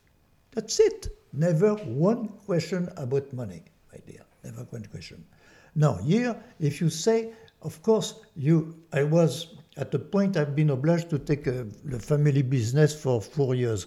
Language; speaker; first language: English; non-native, fluent; French